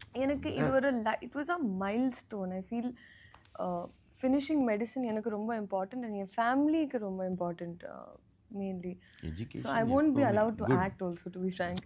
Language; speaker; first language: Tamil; non-native, learner; Telugu